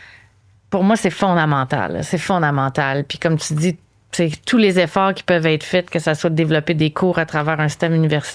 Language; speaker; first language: French; native; French